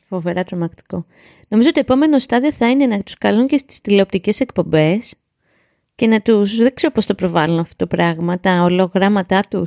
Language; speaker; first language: Greek; native; Greek